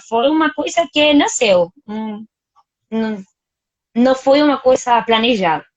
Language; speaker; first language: Portuguese; non-native, fluent; Spanish